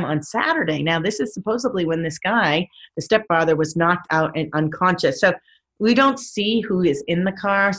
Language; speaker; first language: English; native; English